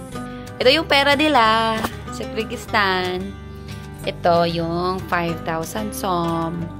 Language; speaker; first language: Filipino; native; Filipino